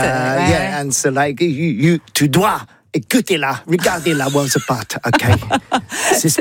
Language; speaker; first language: French; non-native, learner; English